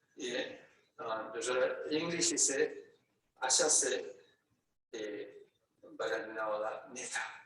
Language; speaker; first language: Hindi; non-native, learner; Tibetan